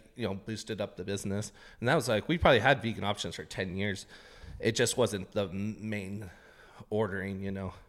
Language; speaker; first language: English; native; English